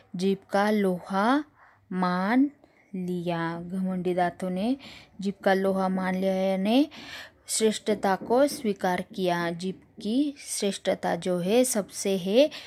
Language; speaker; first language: Hindi; non-native, local second language; Marathi